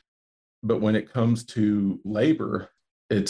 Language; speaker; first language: English; native; English